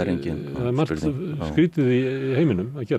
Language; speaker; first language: Icelandic; native; Icelandic